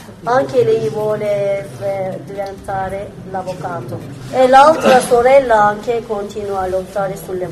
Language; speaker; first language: Italian; non-native, fluent; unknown